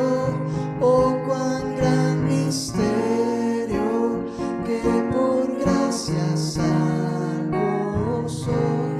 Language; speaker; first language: Spanish; native; Spanish